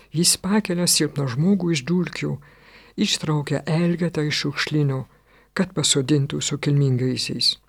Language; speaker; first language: Lithuanian; non-native, fluent; French